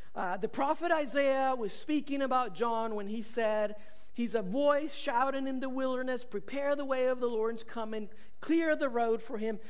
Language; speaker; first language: English; early bilingual, other home language; Spanish